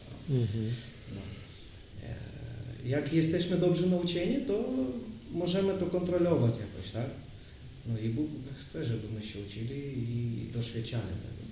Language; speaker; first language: Polish; non-native, learner; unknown